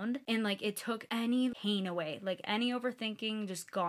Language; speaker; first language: English; native; English